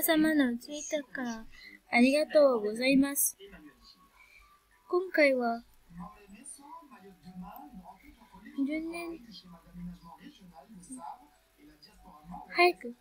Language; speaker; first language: Japanese; non-native, learner; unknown